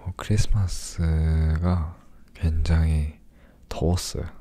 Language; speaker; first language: Korean; early bilingual, other home language; English